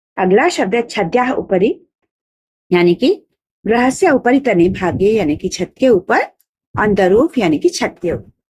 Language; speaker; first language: Hindi; native; Hindi